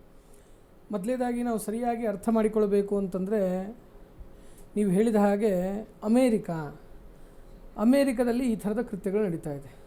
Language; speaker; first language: Kannada; native; Kannada